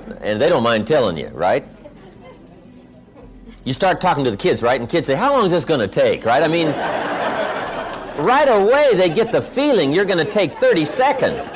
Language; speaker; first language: English; native; English